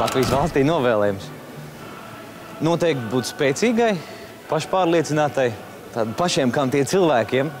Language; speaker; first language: Latvian; native; Latvian